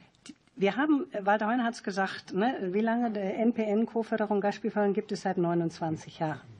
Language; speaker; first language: German; native; German